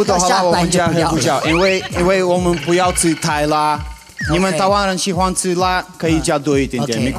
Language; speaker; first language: Chinese; non-native, fluent; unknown